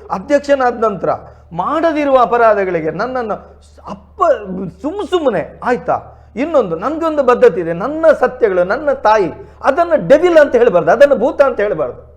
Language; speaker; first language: Kannada; non-native, local second language; Tulu